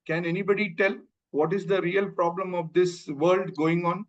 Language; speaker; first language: English; non-native, local second language; Malayalam